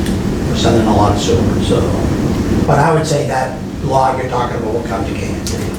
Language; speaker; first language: English; native; English